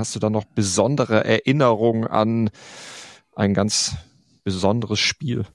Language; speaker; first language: German; native; German